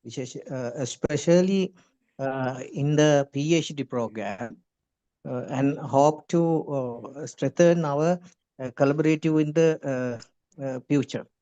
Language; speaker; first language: English; non-native, local second language; Sinhala